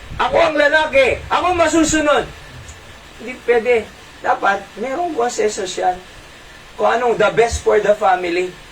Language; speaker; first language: Filipino; non-native, local second language; Iloko